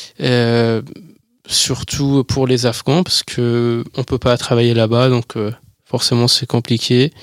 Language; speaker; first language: French; early bilingual, other home language; Persian